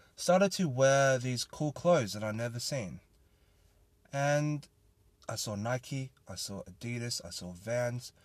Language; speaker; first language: English; native; English